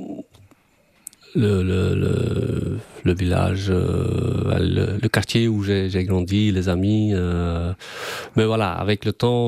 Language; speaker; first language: French; non-native, fluent; Albanian